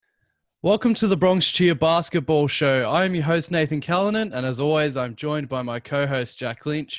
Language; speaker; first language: English; native; English